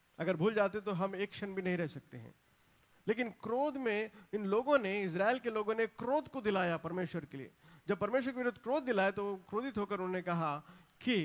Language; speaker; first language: Hindi; non-native, local second language; Telugu